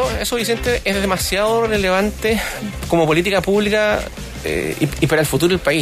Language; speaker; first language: Spanish; native; Spanish